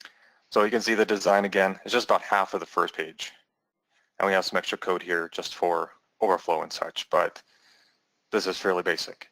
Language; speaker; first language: English; native; English